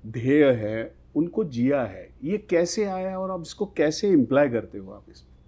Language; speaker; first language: Hindi; non-native, local second language; Marathi